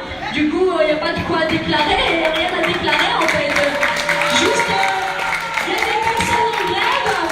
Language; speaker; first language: French; native; French